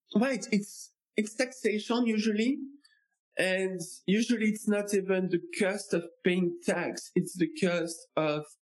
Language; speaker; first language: English; non-native, fluent; French